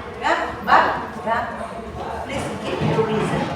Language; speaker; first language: English; non-native, fluent; Indonesian